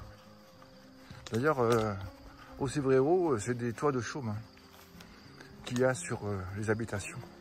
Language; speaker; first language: French; native; French